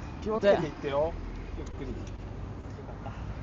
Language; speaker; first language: Japanese; native; Japanese